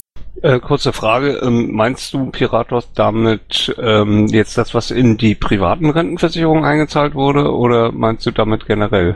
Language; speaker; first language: German; native; German